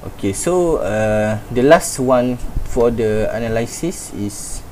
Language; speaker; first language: English; non-native, local second language; Malay